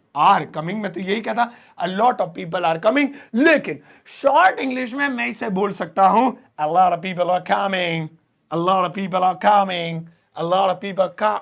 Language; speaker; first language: Hindi; native; Hindi